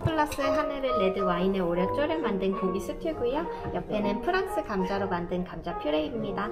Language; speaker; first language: Korean; native; Korean